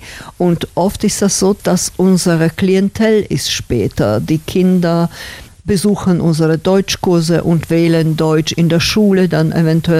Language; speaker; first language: German; non-native, fluent; Slovak